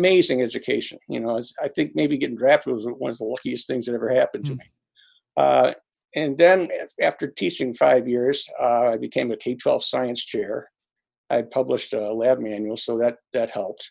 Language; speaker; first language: English; native; English